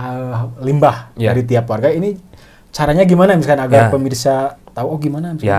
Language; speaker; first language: Indonesian; non-native, local second language; Sundanese